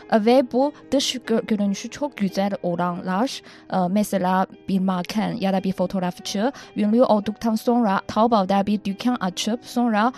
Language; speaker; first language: Turkish; non-native, fluent; Chinese